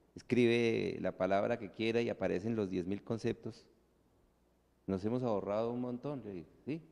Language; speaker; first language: Spanish; native; Spanish